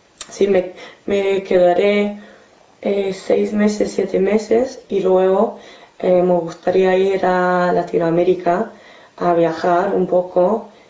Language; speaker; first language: Spanish; non-native, fluent; English